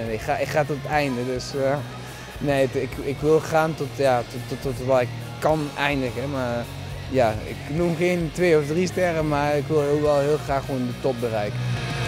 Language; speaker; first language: Dutch; non-native, fluent; Spanish